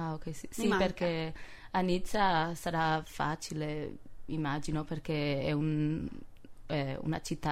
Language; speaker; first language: Italian; non-native, fluent; English